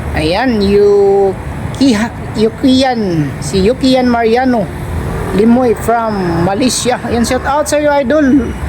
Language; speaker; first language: Filipino; non-native, local second language; Cebuano